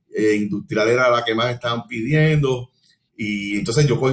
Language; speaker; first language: Spanish; native; Spanish